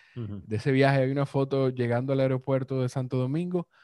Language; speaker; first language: Spanish; native; Spanish